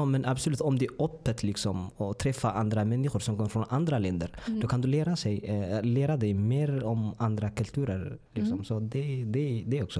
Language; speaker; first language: Swedish; non-native, fluent; Tigrinya